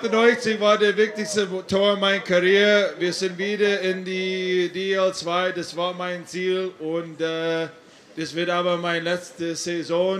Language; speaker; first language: German; non-native, fluent; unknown